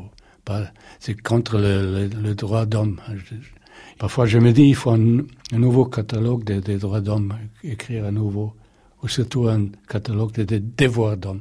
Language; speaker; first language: French; non-native, fluent; German